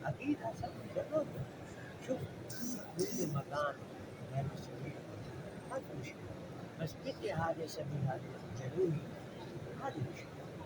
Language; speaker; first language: Arabic; non-native, learner; Urdu